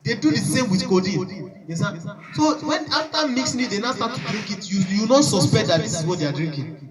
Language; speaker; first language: English; non-native, local second language; Yoruba